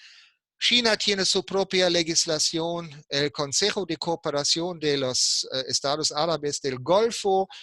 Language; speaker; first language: Spanish; non-native, fluent; German